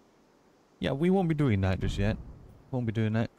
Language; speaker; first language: English; native; English